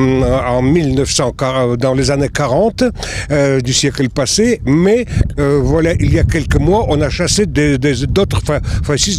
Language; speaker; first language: French; non-native, fluent; Russian